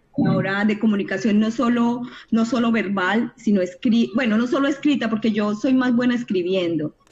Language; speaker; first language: Spanish; native; Spanish